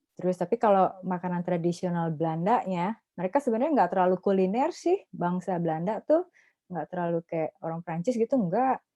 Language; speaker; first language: Indonesian; native; Indonesian